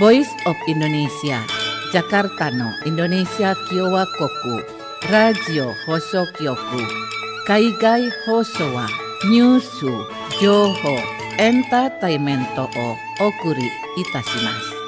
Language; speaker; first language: Japanese; non-native, fluent; Indonesian